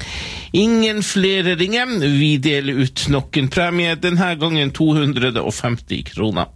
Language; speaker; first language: Norwegian; native; Norwegian